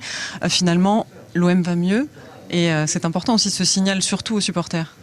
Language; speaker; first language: French; native; French